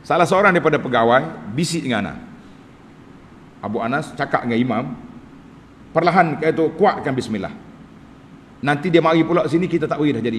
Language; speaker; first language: Malay; native; Malay